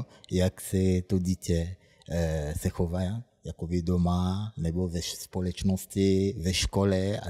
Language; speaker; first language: Czech; non-native, fluent; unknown